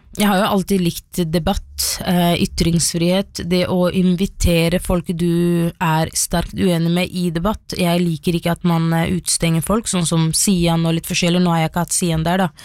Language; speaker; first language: Norwegian; early bilingual, other home language; Somali